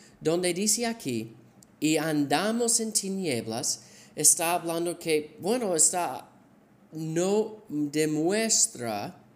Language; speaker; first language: Spanish; non-native, fluent; English